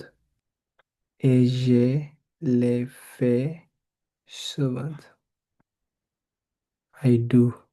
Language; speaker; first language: French; non-native, learner; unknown